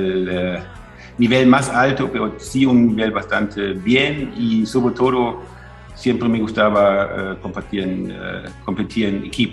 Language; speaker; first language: Spanish; non-native, fluent; German